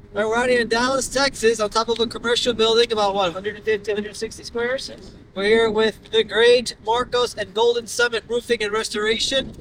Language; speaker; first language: English; native; English